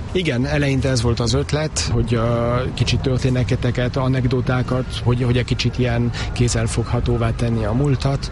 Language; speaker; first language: Hungarian; early bilingual, heritage; Hungarian